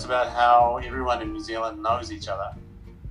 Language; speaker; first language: English; native; English